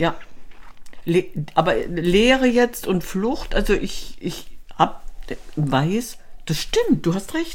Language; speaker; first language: German; native; German